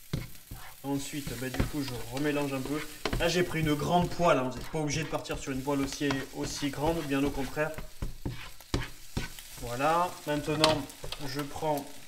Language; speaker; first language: French; native; French